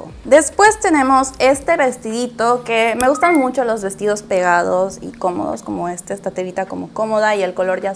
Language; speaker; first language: Spanish; native; Spanish